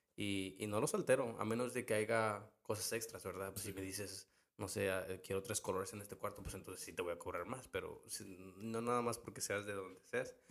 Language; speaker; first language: Spanish; early bilingual, heritage; Spanish